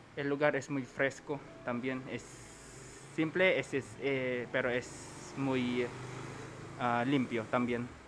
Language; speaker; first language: Spanish; non-native, learner; Filipino